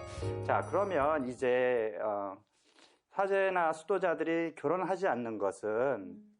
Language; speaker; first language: Korean; native; Korean